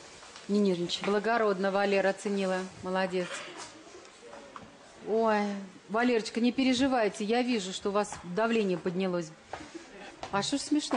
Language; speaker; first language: Russian; native; Russian